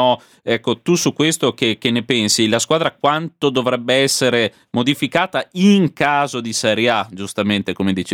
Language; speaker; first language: Italian; native; Italian